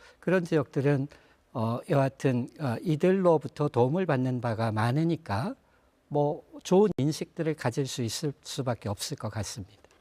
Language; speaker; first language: Korean; native; Korean